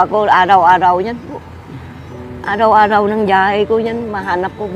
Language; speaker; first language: Filipino; non-native, learner; Vietnamese